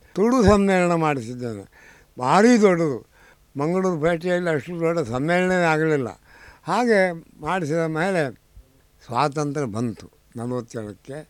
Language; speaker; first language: Kannada; non-native, local second language; Tulu